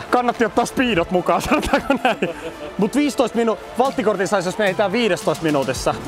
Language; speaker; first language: Finnish; native; Finnish